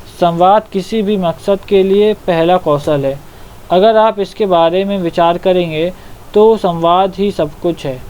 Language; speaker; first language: Hindi; native; Hindi